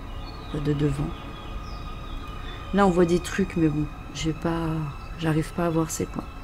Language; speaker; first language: French; native; French